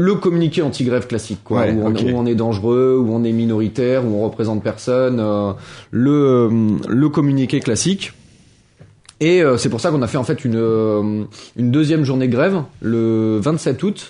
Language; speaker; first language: French; native; French